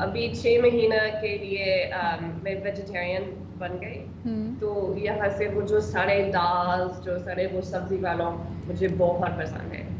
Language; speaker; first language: Hindi; non-native, learner; English